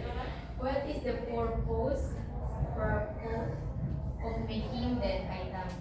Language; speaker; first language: English; non-native, learner; Indonesian